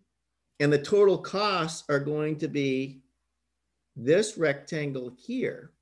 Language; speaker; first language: English; native; English